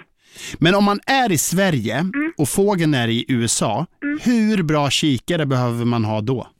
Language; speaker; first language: Swedish; native; Swedish